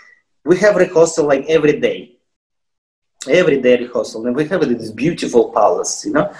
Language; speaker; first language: English; non-native, fluent; Russian